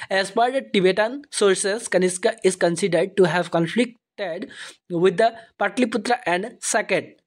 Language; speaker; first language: English; non-native, local second language; Assamese